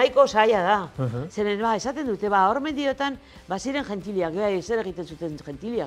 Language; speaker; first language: Basque; non-native, local second language; Spanish